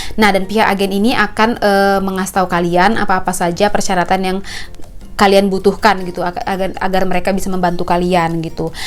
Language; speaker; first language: Indonesian; native; Indonesian